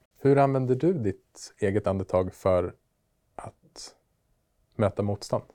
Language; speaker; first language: Swedish; native; Swedish